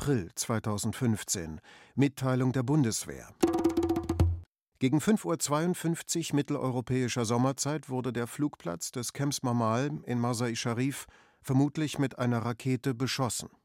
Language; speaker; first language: German; native; German